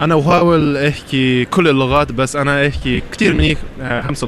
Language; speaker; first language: Arabic; non-native, learner; Japanese